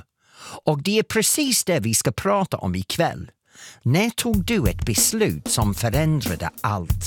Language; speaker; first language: Swedish; non-native, fluent; English